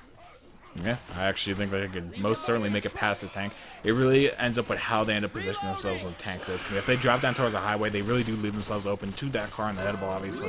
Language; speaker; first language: English; native; English